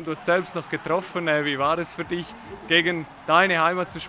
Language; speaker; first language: German; native; German